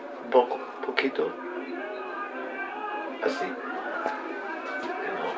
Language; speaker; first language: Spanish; non-native, learner; German